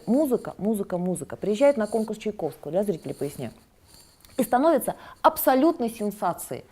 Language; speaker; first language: Russian; native; Russian